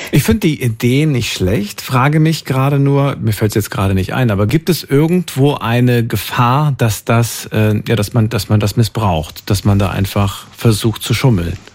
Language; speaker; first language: German; native; German